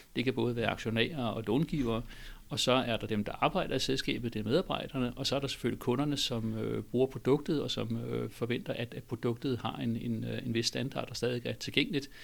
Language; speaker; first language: Danish; native; Danish